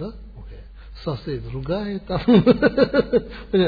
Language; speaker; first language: Russian; non-native, learner; Tibetan